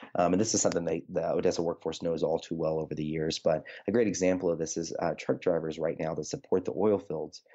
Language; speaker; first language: English; native; English